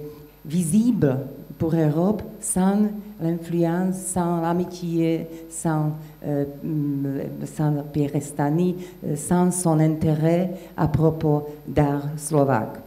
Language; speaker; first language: French; non-native, fluent; Slovak